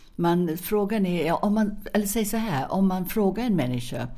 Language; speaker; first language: Swedish; non-native, fluent; English